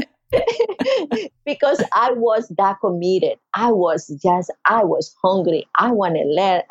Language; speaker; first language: English; non-native, learner; Spanish